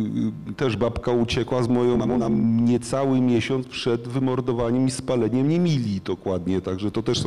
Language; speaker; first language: Polish; native; Polish